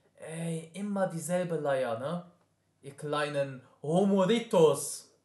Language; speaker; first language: German; early bilingual, other home language; Arabic